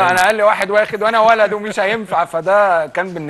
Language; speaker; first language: Arabic; native; Arabic